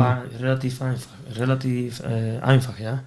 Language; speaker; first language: German; non-native, fluent; Spanish